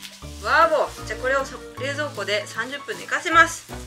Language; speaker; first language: Japanese; early bilingual, heritage; Japanese